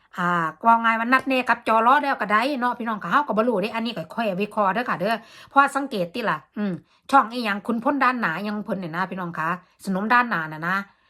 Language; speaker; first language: Thai; native; Thai